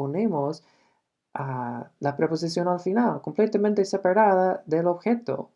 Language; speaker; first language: Spanish; non-native, fluent; English